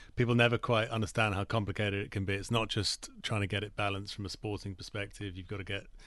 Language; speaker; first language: English; native; English